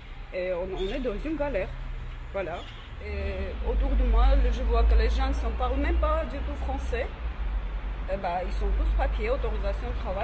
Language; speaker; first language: French; non-native, learner; Armenian